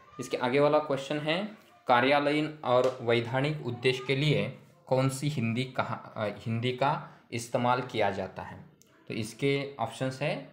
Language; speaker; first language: Hindi; non-native, local second language; Marathi